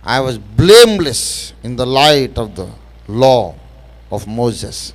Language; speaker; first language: English; non-native, local second language; Telugu